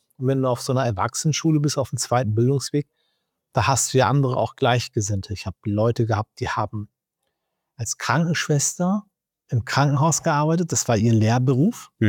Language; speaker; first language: German; early bilingual, other home language; Turkish